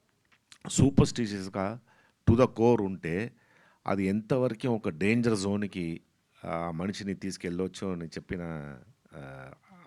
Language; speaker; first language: Telugu; non-native, fluent; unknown